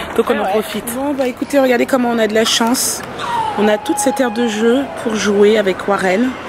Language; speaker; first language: French; native; French